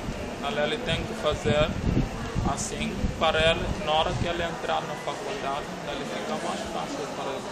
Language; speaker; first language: Portuguese; non-native, local second language; Upper Guinea Crioulo